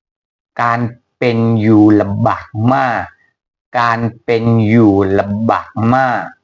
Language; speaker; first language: Thai; non-native, fluent; Burmese